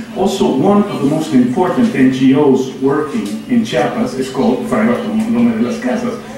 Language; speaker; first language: English; non-native, fluent; Spanish